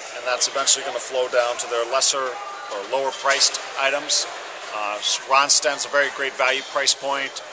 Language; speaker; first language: English; native; English